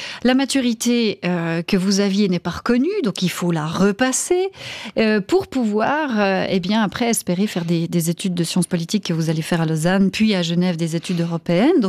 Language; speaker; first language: French; native; French